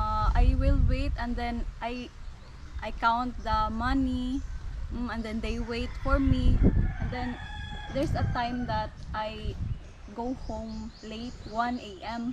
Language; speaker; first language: English; non-native, learner; Filipino